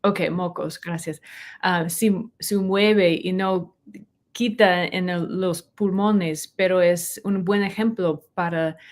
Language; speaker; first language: Spanish; non-native, learner; English